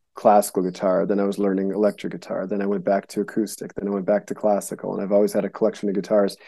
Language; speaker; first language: English; native; English